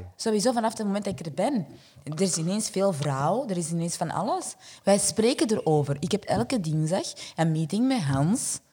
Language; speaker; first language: Dutch; early bilingual, other home language; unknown